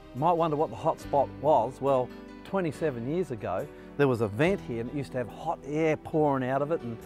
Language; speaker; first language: English; native; English